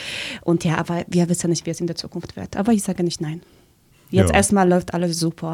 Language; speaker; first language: German; early bilingual, other home language; Polish